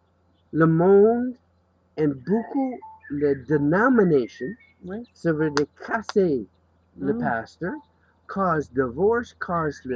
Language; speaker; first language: French; non-native, learner; English